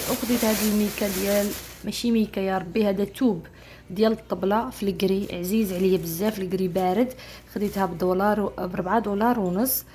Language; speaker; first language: Arabic; native; Arabic